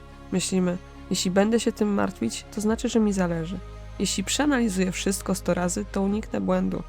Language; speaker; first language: Polish; native; Polish